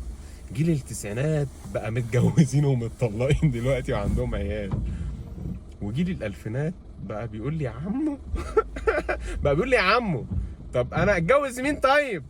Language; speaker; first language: Arabic; native; Arabic